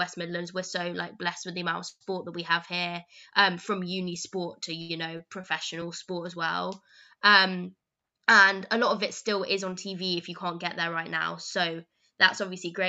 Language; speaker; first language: English; native; English